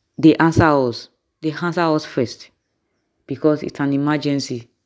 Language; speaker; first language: English; non-native, local second language; Yoruba